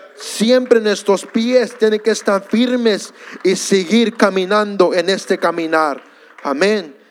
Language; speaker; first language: Spanish; early bilingual, heritage; Spanish